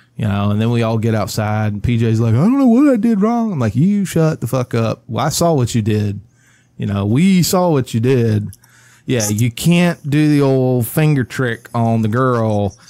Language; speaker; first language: English; native; English